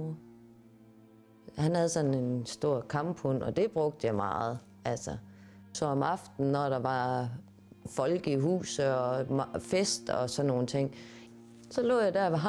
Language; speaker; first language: Danish; native; Danish